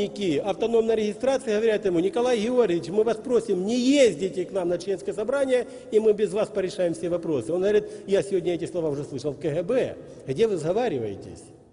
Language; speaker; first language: Russian; native; Russian